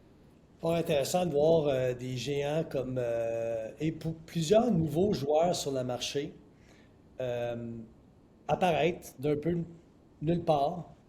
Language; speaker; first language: French; native; French